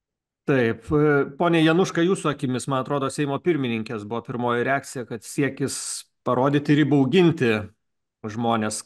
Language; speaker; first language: Lithuanian; native; Lithuanian